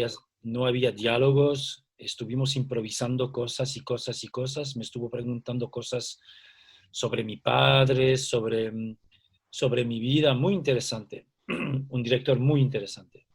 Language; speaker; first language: Spanish; early bilingual, heritage; Spanish